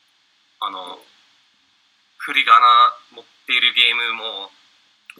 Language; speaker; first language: Japanese; non-native, learner; English